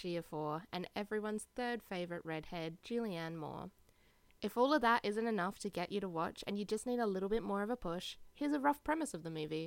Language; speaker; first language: English; native; English